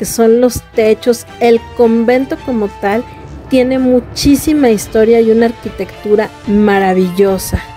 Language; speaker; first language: Spanish; native; Spanish